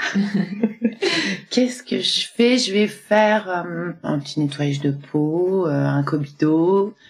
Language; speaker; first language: French; native; French